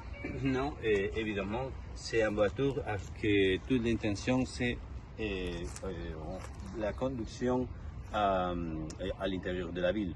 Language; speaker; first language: French; non-native, learner; Spanish